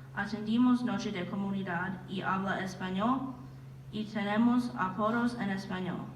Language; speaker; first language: Spanish; non-native, learner; English